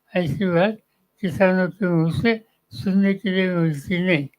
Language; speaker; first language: Hindi; non-native, local second language; Marathi